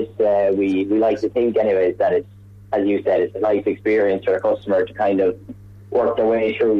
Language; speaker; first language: English; native; English